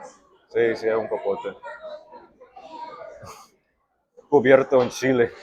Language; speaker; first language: Spanish; non-native, learner; English